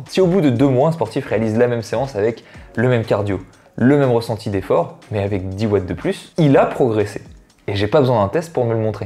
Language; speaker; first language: French; native; French